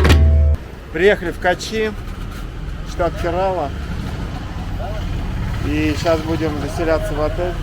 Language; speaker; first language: Russian; native; Russian